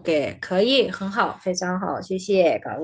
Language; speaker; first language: Chinese; non-native, fluent; Indonesian